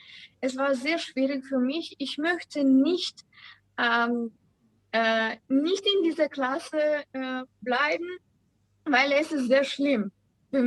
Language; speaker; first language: German; non-native, learner; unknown